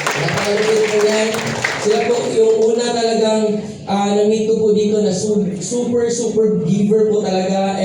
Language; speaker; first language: Filipino; non-native, local second language; Cebuano